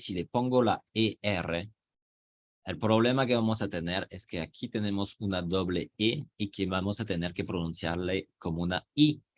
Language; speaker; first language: Spanish; non-native, fluent; French